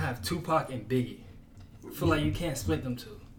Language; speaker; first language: English; native; English